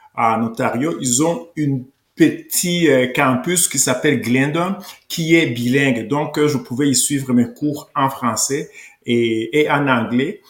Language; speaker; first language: French; non-native, local second language; Kinyarwanda